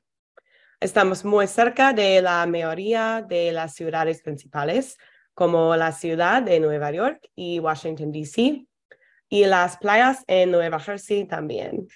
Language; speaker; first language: Spanish; non-native, fluent; English